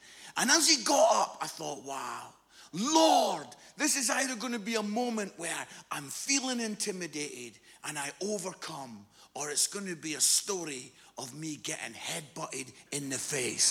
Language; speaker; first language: English; native; English